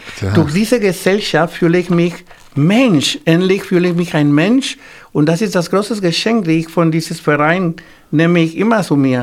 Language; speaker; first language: German; non-native, fluent; Spanish